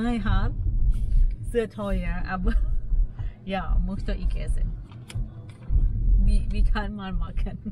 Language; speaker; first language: German; non-native, learner; Thai